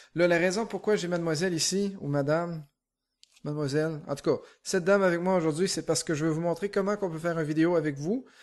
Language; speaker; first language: French; native; French